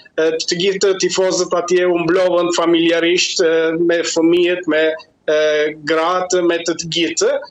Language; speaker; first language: Albanian; early bilingual, heritage; Albanian